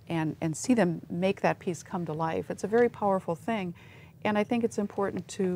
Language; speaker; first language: English; native; English